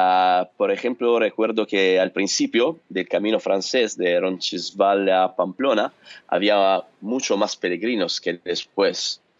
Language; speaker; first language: Spanish; non-native, fluent; Italian